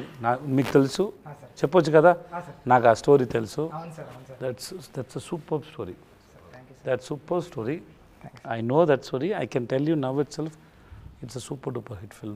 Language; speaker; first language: Telugu; non-native, learner; Tamil